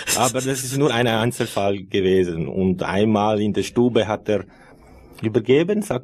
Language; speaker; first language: German; non-native, fluent; Italian